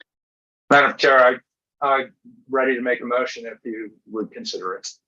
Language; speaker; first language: English; native; English